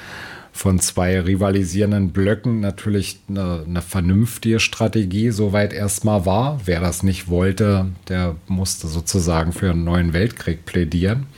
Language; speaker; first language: German; native; German